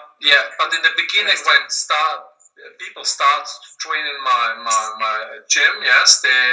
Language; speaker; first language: English; non-native, learner; German